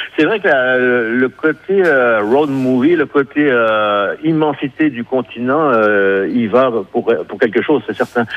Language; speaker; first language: French; native; French